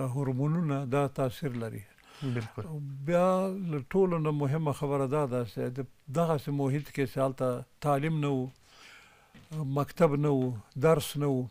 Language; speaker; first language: Pashto; native; Pashto